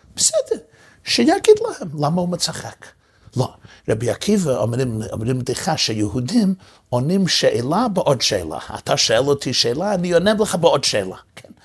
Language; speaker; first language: Hebrew; early bilingual, heritage; English